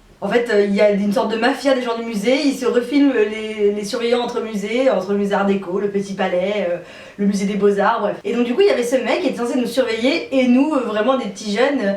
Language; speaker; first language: French; native; French